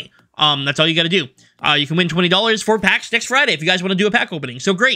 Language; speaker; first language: English; native; English